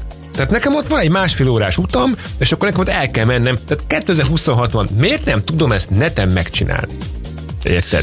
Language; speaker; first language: Hungarian; native; Hungarian